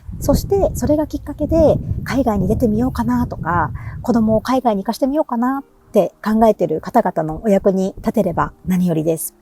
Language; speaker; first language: Japanese; native; Japanese